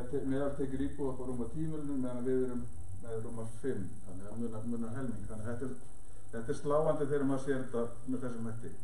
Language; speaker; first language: Icelandic; native; Icelandic